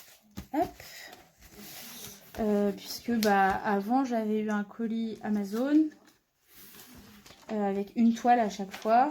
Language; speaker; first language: French; native; French